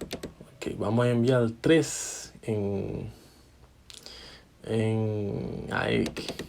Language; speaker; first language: Spanish; non-native, fluent; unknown